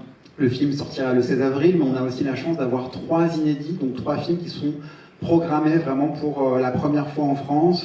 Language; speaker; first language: French; native; French